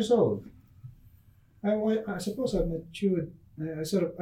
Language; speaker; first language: English; non-native, local second language; Filipino